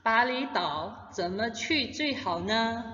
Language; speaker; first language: Chinese; non-native, fluent; Indonesian